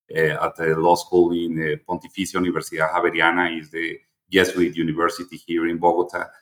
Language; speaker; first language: English; non-native, fluent; Spanish